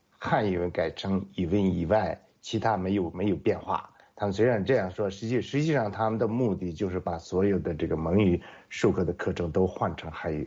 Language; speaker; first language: Chinese; non-native, local second language; Mongolian